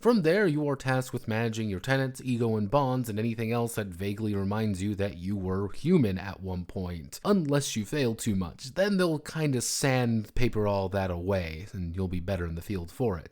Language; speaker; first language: English; native; English